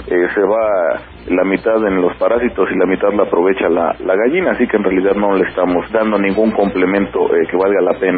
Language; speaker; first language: Spanish; native; Spanish